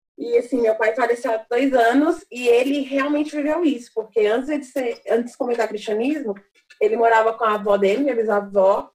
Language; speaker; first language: Portuguese; early bilingual, other home language; English